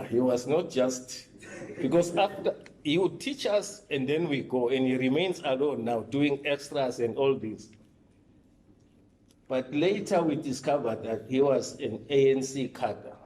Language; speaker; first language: English; non-native, local second language; Swati